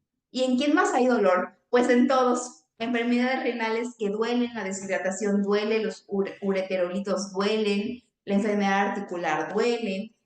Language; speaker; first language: Spanish; native; Spanish